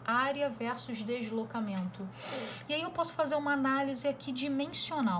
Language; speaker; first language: Portuguese; native; Portuguese